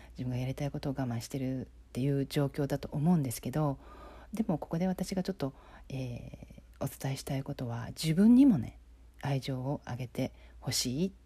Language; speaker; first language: Japanese; native; Japanese